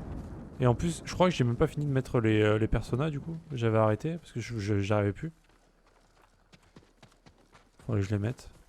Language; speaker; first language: French; native; French